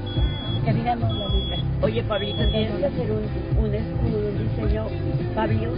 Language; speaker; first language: Spanish; native; Spanish